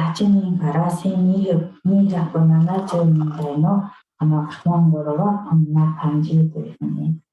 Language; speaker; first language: Japanese; non-native, fluent; Mongolian